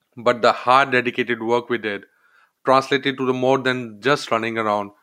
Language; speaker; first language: English; non-native, local second language; Hindi